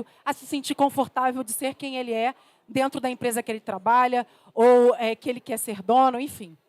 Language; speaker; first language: Portuguese; native; Portuguese